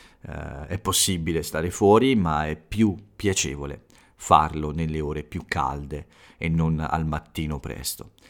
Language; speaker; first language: Italian; native; Italian